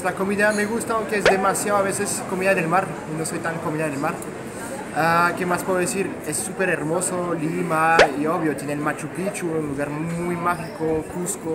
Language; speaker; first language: Spanish; non-native, fluent; French